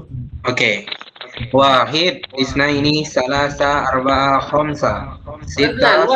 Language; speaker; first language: Arabic; non-native, learner; Indonesian